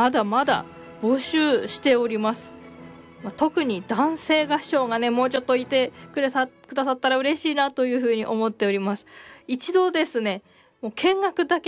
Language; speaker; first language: Japanese; native; Japanese